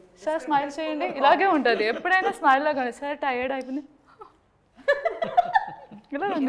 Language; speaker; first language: Telugu; non-native, learner; Malayalam